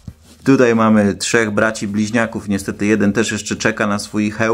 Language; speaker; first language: Polish; native; Polish